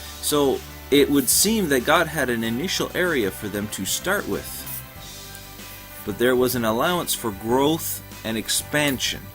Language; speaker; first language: English; native; English